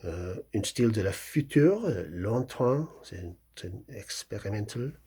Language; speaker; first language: French; non-native, fluent; English